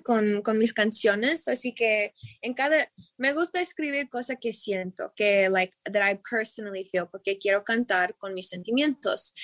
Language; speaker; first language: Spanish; non-native, learner; English